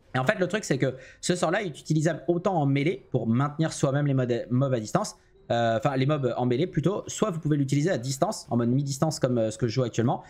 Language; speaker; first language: French; native; French